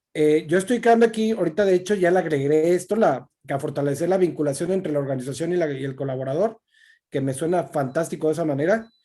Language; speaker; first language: Spanish; native; Spanish